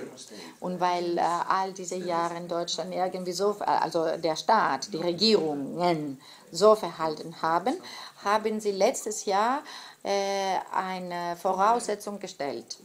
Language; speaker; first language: German; non-native, fluent; Greek